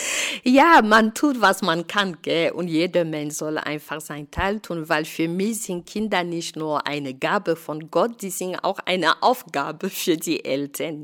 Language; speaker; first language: German; non-native, fluent; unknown